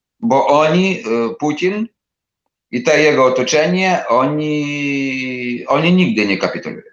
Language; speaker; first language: Polish; non-native, learner; Ukrainian